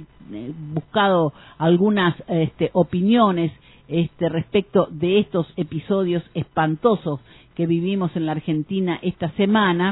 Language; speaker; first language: Spanish; native; Spanish